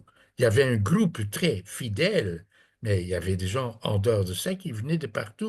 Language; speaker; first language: French; non-native, fluent; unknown